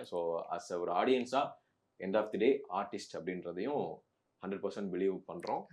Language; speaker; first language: Tamil; native; Tamil